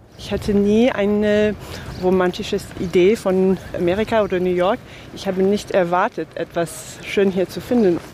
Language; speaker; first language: German; non-native, fluent; English